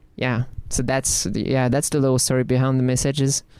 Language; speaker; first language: English; non-native, fluent; French